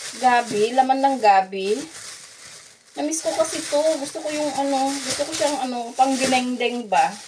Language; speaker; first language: Filipino; non-native, local second language; Iloko